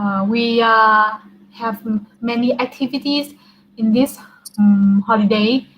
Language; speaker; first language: English; non-native, learner; Vietnamese